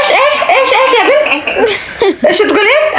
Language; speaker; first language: Arabic; native; Arabic